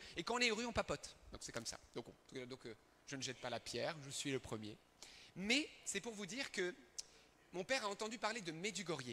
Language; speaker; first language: French; early bilingual, other home language; Arabic